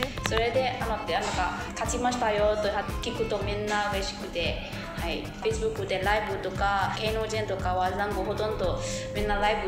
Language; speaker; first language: Japanese; non-native, fluent; Burmese